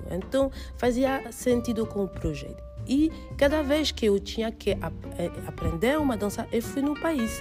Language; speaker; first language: Portuguese; non-native, fluent; French